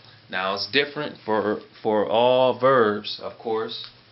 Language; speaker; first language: English; native; English